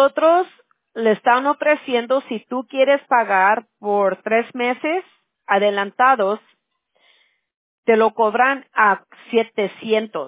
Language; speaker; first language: Spanish; early bilingual, heritage; Spanish